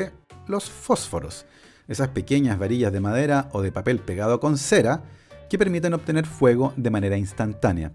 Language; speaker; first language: Spanish; native; Spanish